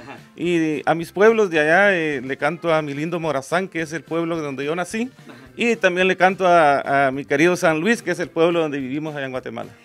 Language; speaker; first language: Spanish; native; Spanish